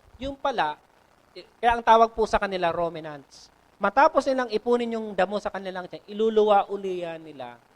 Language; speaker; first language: Filipino; non-native, local second language; Bikol